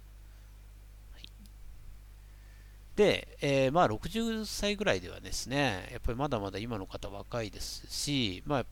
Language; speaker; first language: Japanese; native; Japanese